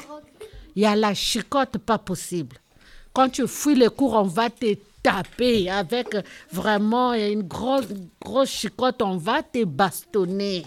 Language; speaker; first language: French; non-native, local second language; Lingala